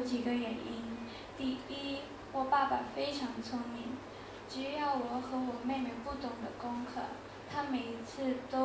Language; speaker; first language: Chinese; non-native, learner; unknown